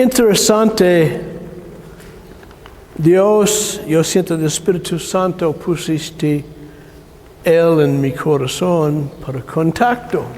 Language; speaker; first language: Spanish; non-native, learner; English